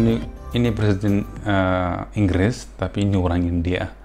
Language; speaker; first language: Indonesian; non-native, fluent; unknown